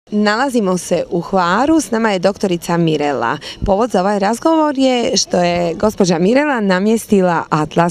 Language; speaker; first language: Croatian; native; Croatian